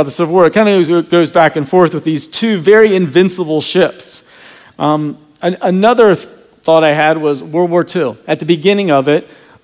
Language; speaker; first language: English; native; English